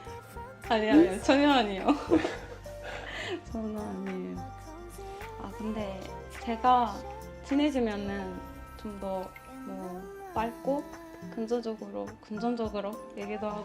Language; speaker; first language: Korean; non-native, learner; Japanese